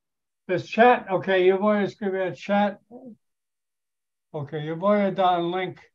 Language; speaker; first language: Spanish; non-native, learner; English